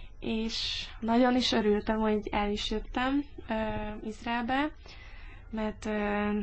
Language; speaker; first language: Hungarian; early bilingual, heritage; English